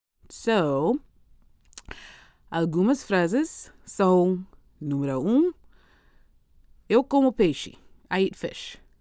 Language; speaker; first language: Portuguese; non-native, learner; English